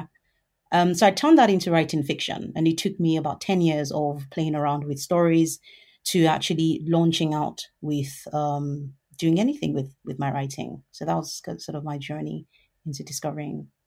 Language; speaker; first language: English; non-native, local second language; Yoruba